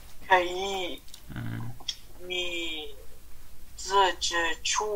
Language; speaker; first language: Chinese; non-native, learner; Mongolian